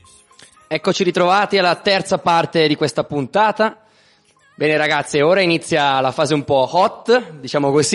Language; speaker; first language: Italian; native; Italian